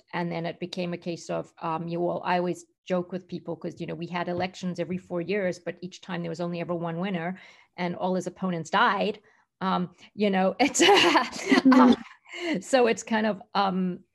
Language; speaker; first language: English; native; English